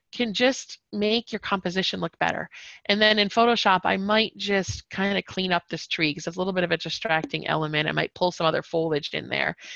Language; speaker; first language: English; native; English